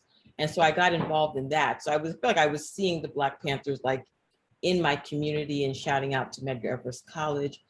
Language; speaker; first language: English; native; English